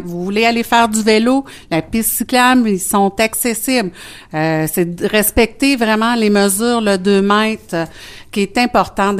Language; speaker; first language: French; native; French